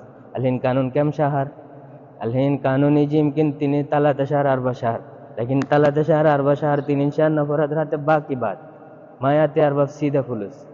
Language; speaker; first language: Arabic; non-native, learner; Bangla